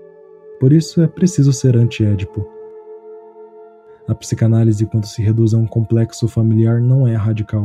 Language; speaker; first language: Portuguese; native; Portuguese